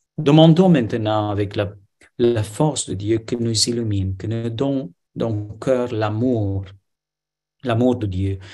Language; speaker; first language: French; non-native, fluent; Romanian